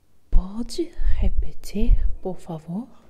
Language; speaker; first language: Portuguese; non-native, learner; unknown